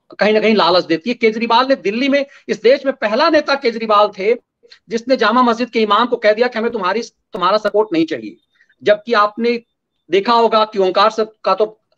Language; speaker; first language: Hindi; native; Hindi